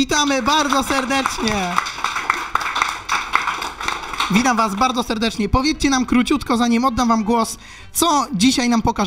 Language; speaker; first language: Polish; native; Polish